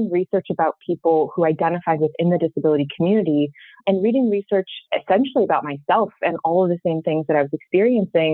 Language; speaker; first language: English; native; English